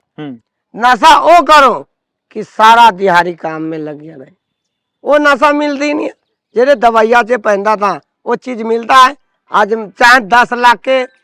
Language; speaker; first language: Punjabi; early bilingual, other home language; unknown